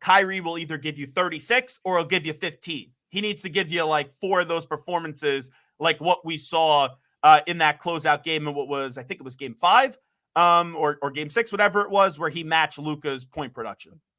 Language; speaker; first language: English; native; English